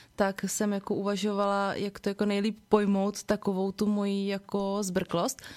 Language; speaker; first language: Czech; early bilingual, other home language; Vietnamese